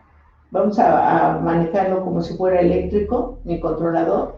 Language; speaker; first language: Spanish; native; Spanish